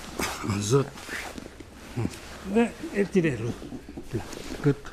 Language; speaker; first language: French; non-native, learner; Japanese